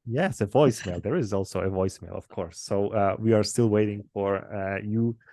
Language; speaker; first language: English; non-native, fluent; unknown